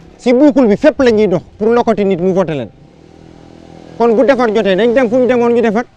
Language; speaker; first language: Wolof; non-native, local second language; Jola-Fonyi